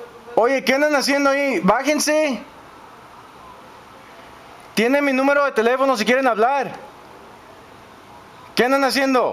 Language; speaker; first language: Spanish; native; Spanish